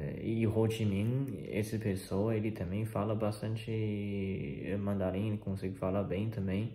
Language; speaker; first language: Portuguese; non-native, fluent; Chinese